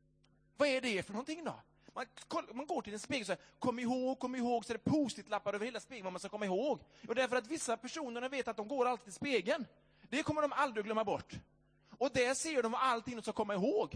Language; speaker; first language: Swedish; native; Swedish